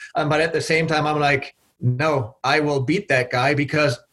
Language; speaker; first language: English; non-native, fluent; German